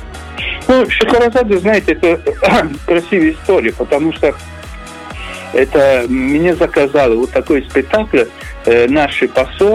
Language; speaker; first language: Russian; non-native, learner; Italian